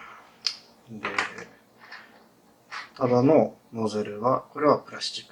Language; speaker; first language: Japanese; non-native, fluent; English